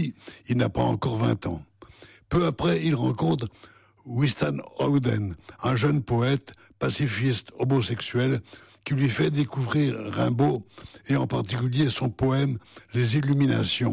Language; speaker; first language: French; native; French